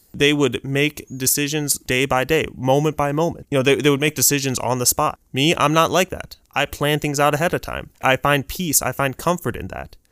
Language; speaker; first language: English; early bilingual, other home language; Urdu